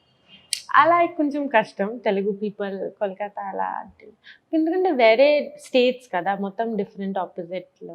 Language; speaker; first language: Telugu; non-native, learner; Bangla